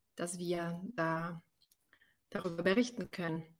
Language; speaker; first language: German; non-native, fluent; Spanish